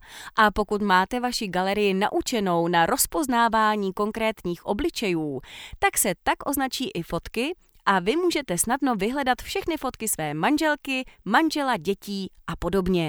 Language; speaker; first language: Czech; native; Czech